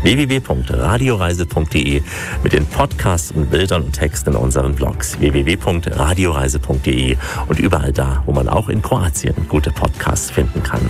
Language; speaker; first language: German; native; German